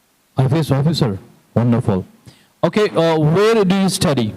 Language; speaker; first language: English; non-native, fluent; Hindi